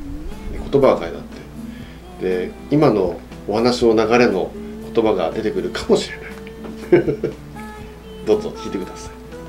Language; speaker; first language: Japanese; native; Japanese